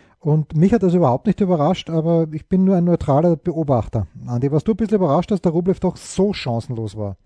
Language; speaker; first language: German; native; German